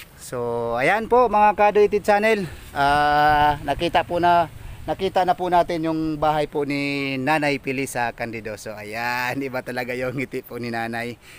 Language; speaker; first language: Filipino; non-native, local second language; Waray